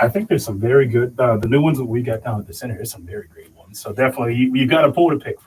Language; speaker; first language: English; native; English